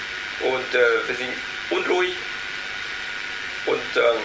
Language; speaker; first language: German; non-native, learner; Vietnamese